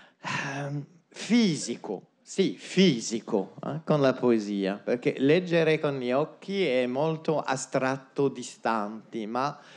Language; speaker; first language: Italian; non-native, fluent; French